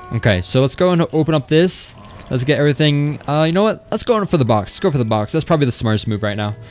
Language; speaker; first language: English; native; English